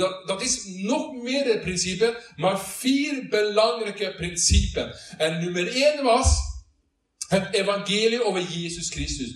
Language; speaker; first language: Dutch; non-native, learner; Norwegian